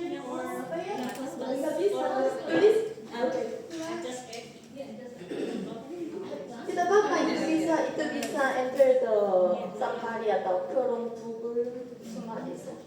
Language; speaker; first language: Indonesian; non-native, learner; Korean